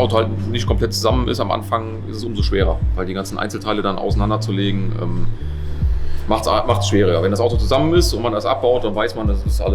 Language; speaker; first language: German; native; German